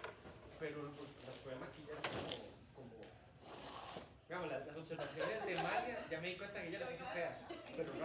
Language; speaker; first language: Spanish; native; Spanish